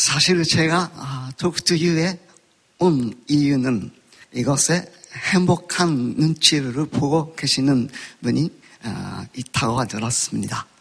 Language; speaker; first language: Korean; non-native, learner; Japanese